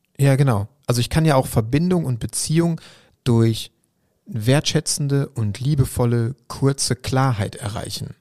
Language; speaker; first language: German; native; German